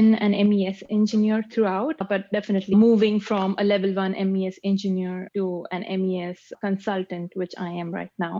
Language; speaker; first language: English; non-native, local second language; Marathi